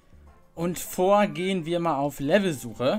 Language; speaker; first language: German; native; German